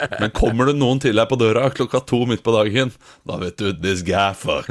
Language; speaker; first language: Norwegian; native; Norwegian